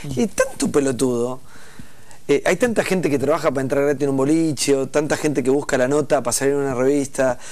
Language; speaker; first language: Spanish; native; Spanish